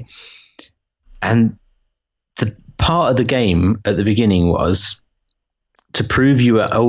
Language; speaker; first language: English; native; English